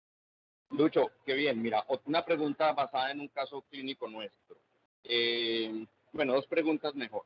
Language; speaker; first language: Spanish; native; Spanish